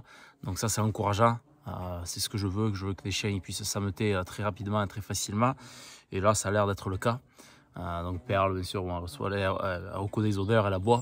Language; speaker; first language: French; native; French